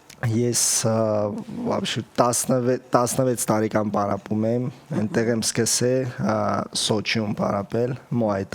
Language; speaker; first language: Armenian; early bilingual, heritage; Russian